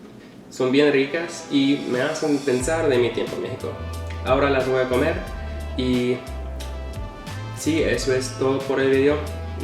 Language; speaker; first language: Spanish; non-native, learner; English